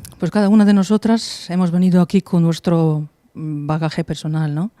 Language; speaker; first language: Spanish; non-native, fluent; Slovenian